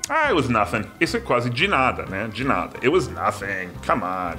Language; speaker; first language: English; native; English